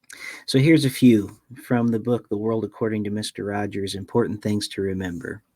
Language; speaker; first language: English; native; English